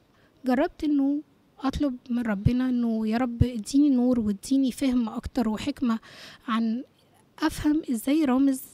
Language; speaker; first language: Arabic; native; Arabic